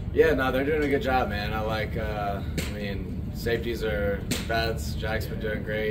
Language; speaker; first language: English; native; English